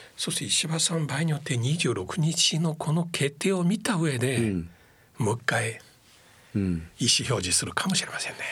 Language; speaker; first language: Japanese; non-native, fluent; Chinese